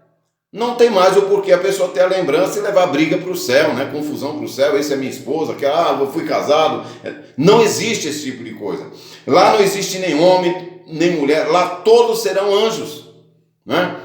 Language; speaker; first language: Portuguese; native; Portuguese